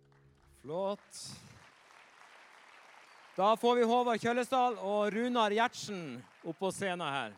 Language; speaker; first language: Norwegian; native; Norwegian